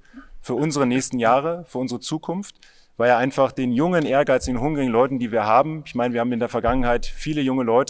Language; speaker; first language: German; native; German